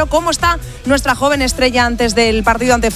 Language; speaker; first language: Spanish; native; Spanish